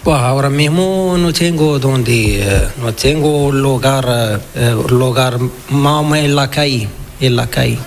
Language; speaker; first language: Spanish; non-native, learner; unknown